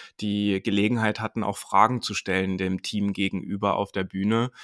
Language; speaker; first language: German; native; German